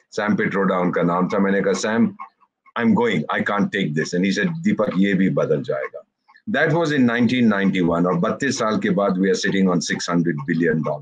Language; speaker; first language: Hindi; native; Hindi